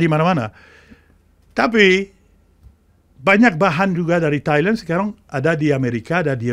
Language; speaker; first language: Indonesian; non-native, fluent; French